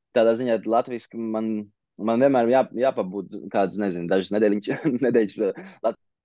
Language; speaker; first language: Latvian; early bilingual, heritage; Latvian